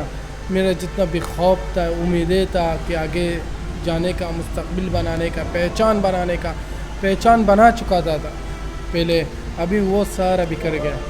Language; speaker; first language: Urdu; non-native, local second language; Pashto